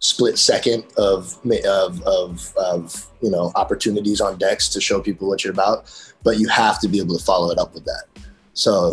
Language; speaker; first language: English; native; English